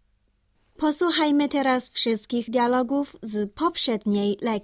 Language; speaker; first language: Polish; non-native, fluent; Chinese